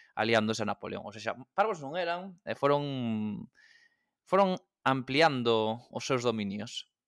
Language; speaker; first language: Galician; native; Galician